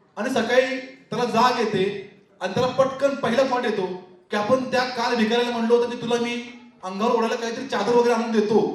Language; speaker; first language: Marathi; native; Marathi